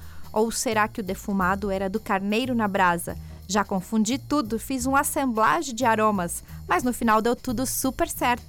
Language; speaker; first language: Portuguese; native; Portuguese